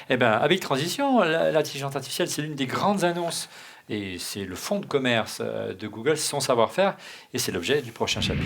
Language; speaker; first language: French; native; French